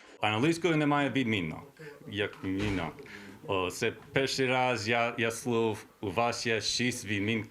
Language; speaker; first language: Ukrainian; non-native, learner; English